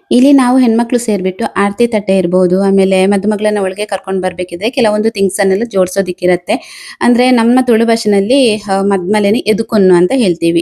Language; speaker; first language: Kannada; non-native, local second language; Tulu